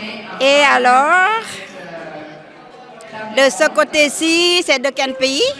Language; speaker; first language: French; non-native, fluent; Lao